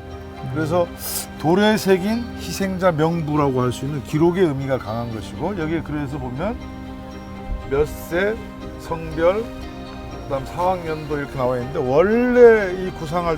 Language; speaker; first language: Korean; native; Korean